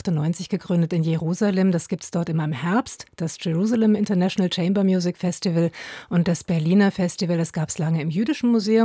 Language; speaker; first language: German; native; German